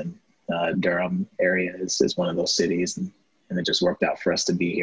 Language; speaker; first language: English; native; English